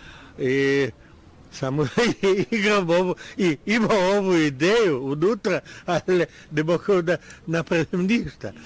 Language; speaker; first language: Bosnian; non-native, learner; Russian